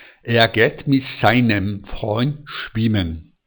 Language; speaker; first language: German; non-native, fluent; Spanish